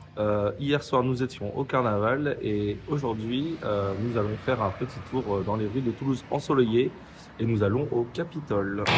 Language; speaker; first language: French; native; French